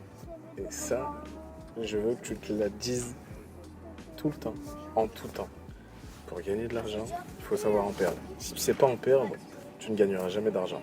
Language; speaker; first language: French; native; French